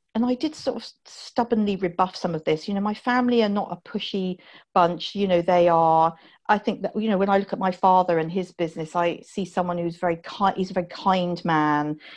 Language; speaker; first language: English; native; English